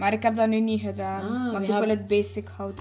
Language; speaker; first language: Dutch; early bilingual, other home language; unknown